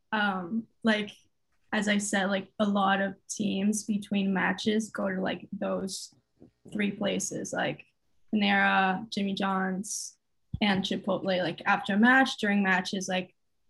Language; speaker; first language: English; non-native, fluent; French